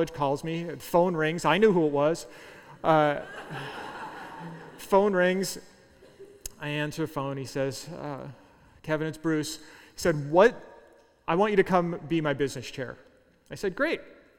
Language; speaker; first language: English; native; English